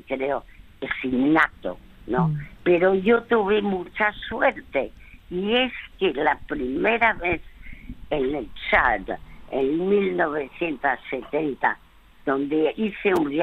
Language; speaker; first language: Spanish; early bilingual, other home language; French